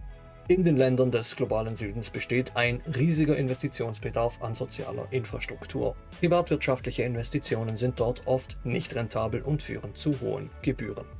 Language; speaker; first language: German; native; German